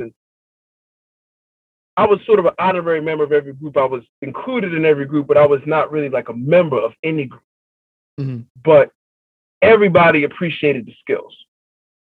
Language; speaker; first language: English; native; English